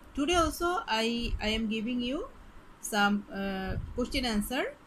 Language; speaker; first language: English; non-native, local second language; Bangla